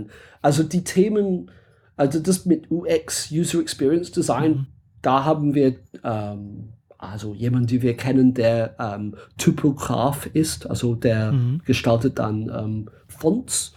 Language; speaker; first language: German; non-native, fluent; English